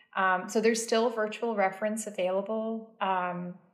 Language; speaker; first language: English; native; English